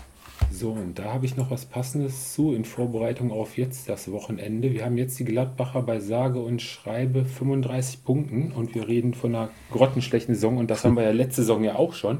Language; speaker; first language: German; native; German